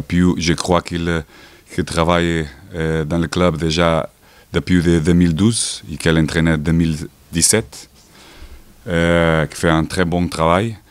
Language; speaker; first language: French; non-native, learner; Portuguese